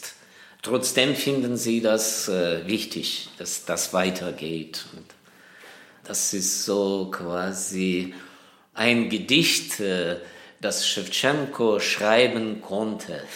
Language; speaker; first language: German; non-native, fluent; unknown